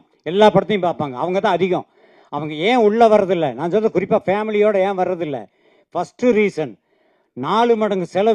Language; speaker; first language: Tamil; native; Tamil